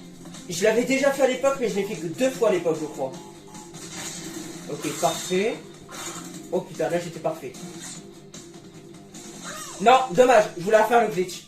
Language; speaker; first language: French; native; French